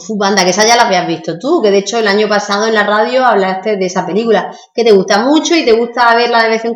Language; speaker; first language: Spanish; native; Spanish